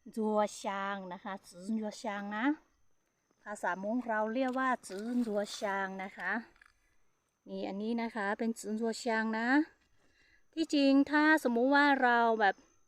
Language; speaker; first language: Thai; non-native, local second language; Hmong